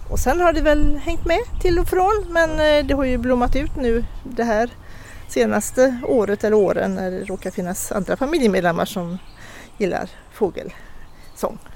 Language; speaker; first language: Swedish; native; Swedish